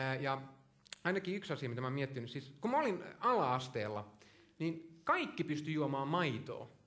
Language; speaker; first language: Finnish; non-native, local second language; Swedish